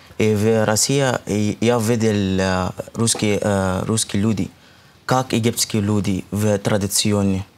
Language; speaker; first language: Russian; non-native, learner; Arabic